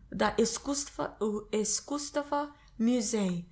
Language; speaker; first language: Russian; non-native, learner; English